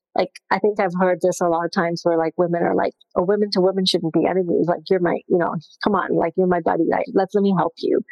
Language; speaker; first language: English; non-native, local second language; Gujarati